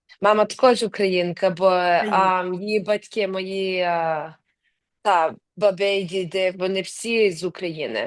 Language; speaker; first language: Ukrainian; early bilingual, heritage; Ukrainian